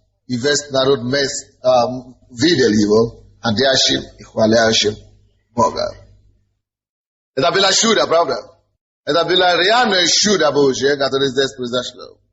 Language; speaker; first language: Russian; non-native, fluent; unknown